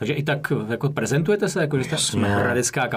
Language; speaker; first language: Czech; native; Czech